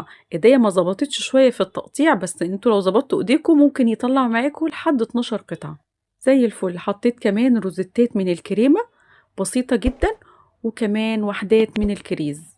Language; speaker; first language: Arabic; native; Arabic